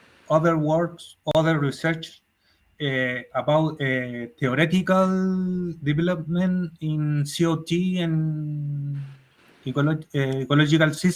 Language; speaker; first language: English; non-native, learner; Spanish